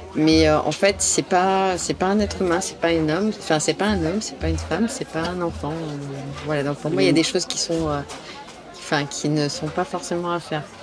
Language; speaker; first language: French; native; French